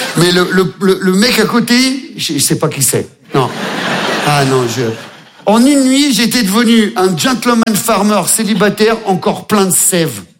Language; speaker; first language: French; native; French